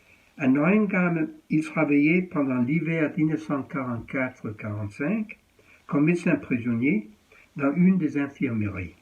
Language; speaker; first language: French; early bilingual, heritage; French